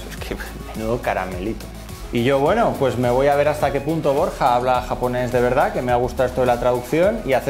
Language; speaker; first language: Spanish; native; Spanish